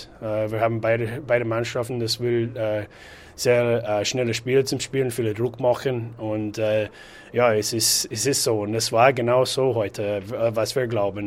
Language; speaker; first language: German; non-native, learner; English